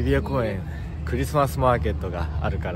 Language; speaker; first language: Japanese; native; Japanese